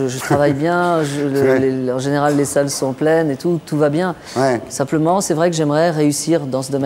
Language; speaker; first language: French; native; French